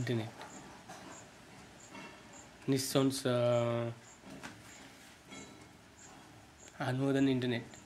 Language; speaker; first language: German; non-native, learner; Sinhala